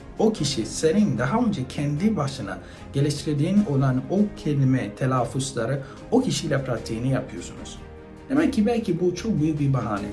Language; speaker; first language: Turkish; non-native, fluent; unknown